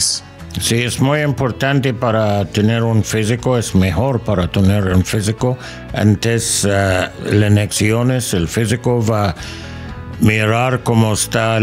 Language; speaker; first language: Spanish; non-native, fluent; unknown